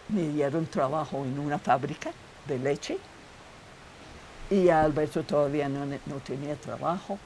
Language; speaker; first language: Spanish; non-native, fluent; English